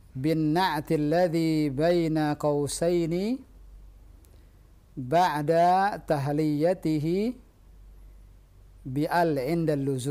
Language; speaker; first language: Arabic; non-native, fluent; Indonesian